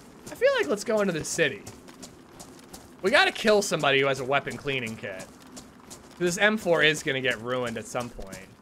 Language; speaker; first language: English; native; English